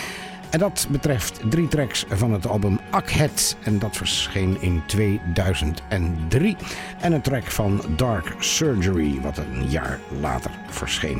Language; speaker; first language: Dutch; native; Dutch